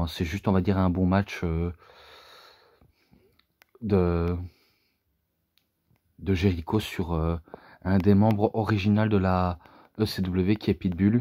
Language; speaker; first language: French; native; French